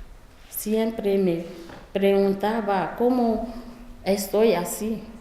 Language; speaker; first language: Spanish; non-native, learner; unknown